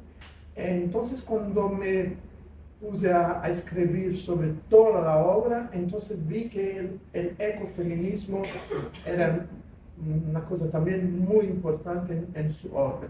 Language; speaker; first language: Spanish; non-native, fluent; Portuguese